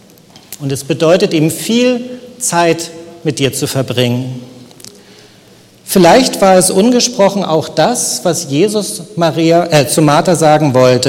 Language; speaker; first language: German; native; German